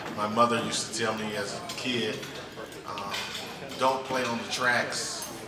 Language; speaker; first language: English; native; English